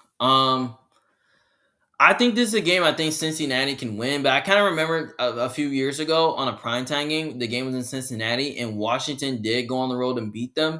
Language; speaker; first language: English; native; English